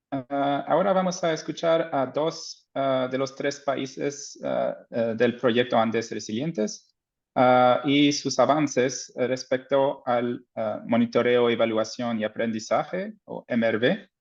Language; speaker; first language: Spanish; non-native, fluent; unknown